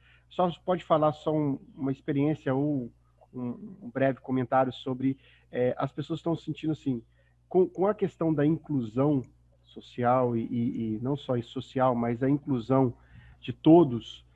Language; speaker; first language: Portuguese; native; Portuguese